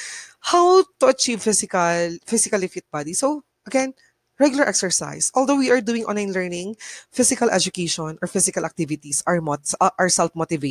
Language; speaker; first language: English; non-native, local second language; Bikol